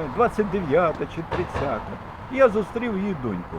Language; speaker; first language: Ukrainian; non-native, fluent; Russian